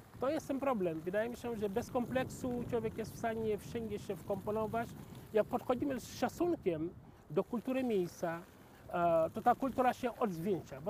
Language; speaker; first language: Polish; non-native, fluent; Wolof